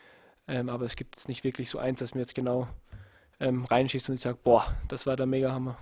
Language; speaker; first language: German; native; German